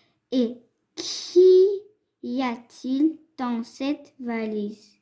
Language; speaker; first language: French; non-native, fluent; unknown